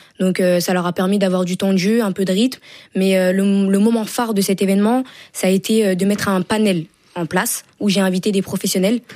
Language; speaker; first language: French; native; French